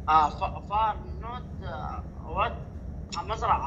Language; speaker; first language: English; non-native, learner; Arabic